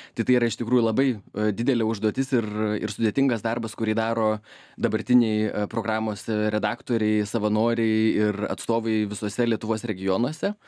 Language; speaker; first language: Lithuanian; native; Lithuanian